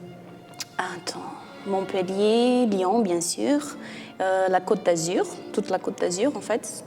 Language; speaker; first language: French; non-native, fluent; Portuguese